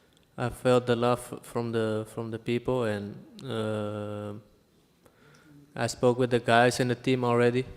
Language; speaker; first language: English; non-native, fluent; Dutch